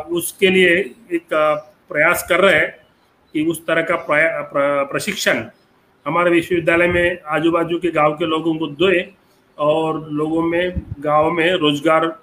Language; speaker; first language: Hindi; non-native, local second language; Marathi